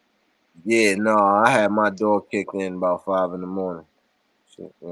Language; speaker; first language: English; native; English